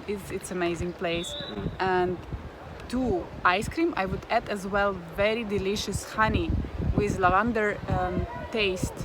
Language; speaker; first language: English; non-native, fluent; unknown